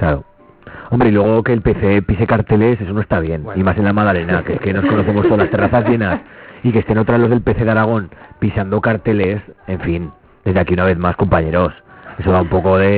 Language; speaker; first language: Spanish; native; Spanish